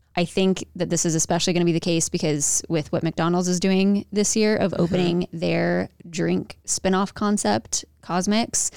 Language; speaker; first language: English; native; English